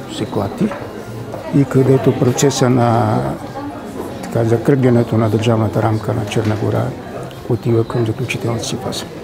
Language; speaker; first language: Bulgarian; native; Bulgarian